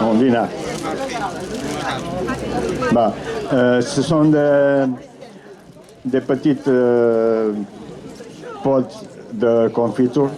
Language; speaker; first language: French; non-native, learner; Catalan